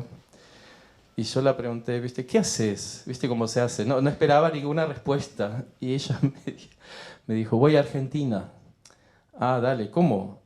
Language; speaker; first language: Spanish; non-native, fluent; German